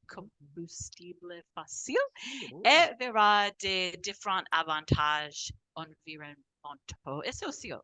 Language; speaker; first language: French; non-native, fluent; English